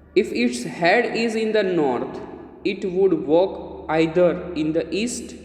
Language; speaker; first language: English; non-native, local second language; Gujarati